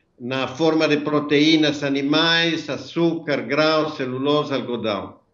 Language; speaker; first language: Portuguese; non-native, fluent; Italian